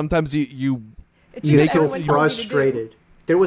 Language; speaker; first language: English; native; English